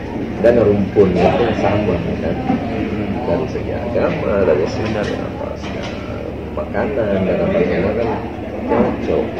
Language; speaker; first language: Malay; non-native, local second language; Achinese